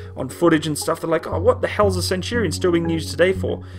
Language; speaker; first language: English; native; English